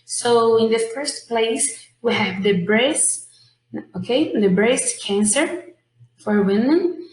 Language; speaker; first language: English; non-native, fluent; Portuguese